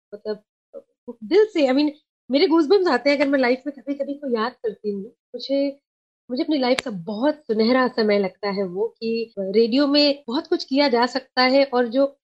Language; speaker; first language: Hindi; non-native, local second language; Sindhi